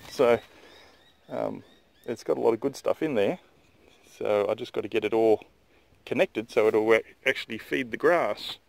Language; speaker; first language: English; native; English